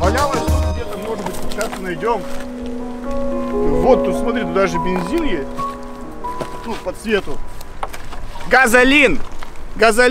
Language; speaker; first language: Russian; native; Russian